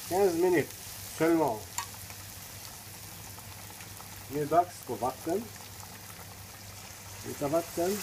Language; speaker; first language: Swedish; non-native, fluent; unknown